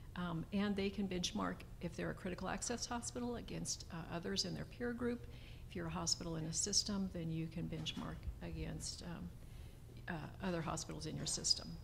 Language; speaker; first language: English; native; English